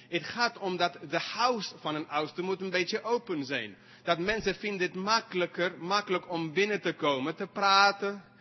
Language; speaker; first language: Dutch; non-native, fluent; English